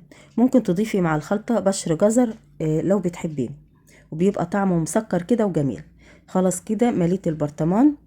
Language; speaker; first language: Arabic; native; Arabic